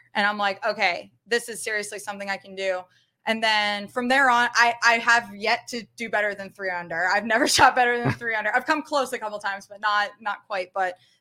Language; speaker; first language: English; native; English